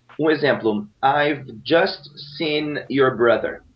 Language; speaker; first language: English; non-native, fluent; Portuguese